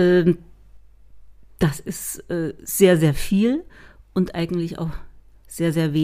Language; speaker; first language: German; native; German